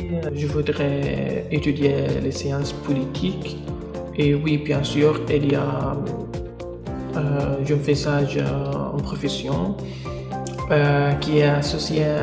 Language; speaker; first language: French; non-native, learner; Arabic